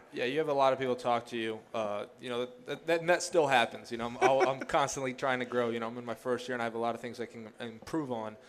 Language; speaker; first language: English; early bilingual, other home language; Greek